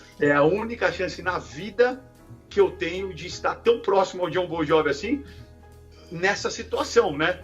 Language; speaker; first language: Portuguese; native; Portuguese